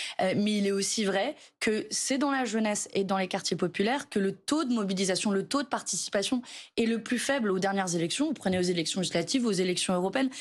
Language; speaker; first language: French; native; French